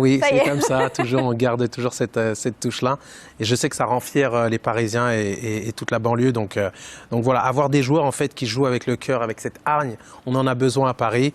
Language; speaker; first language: French; native; French